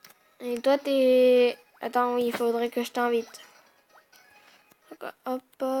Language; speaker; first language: French; native; French